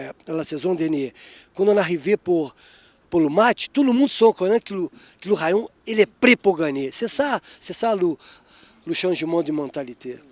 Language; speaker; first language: French; non-native, fluent; Portuguese